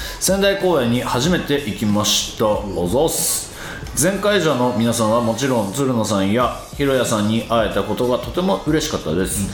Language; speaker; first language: Japanese; native; Japanese